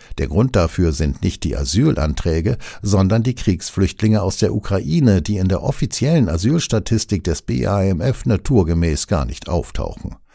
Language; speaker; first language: German; native; German